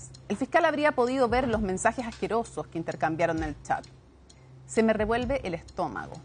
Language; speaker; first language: Spanish; native; Spanish